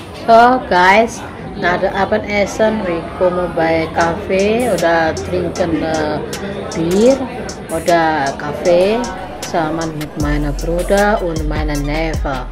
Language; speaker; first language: German; non-native, learner; Indonesian